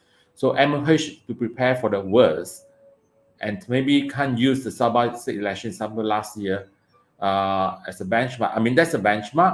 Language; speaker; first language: English; non-native, local second language; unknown